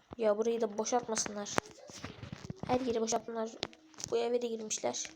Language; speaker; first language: Turkish; native; Turkish